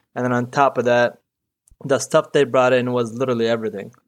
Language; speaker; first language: English; early bilingual, other home language; Arabic